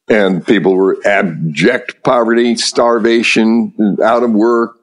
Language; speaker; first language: English; native; English